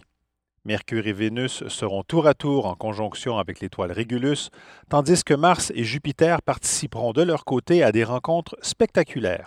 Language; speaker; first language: French; native; French